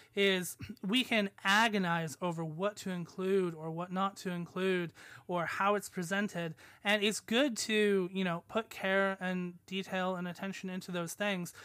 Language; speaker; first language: English; native; English